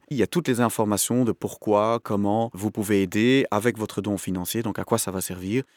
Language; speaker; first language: French; native; French